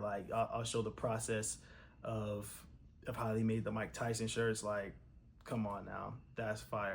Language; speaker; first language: English; native; English